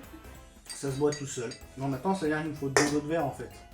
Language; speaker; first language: French; native; French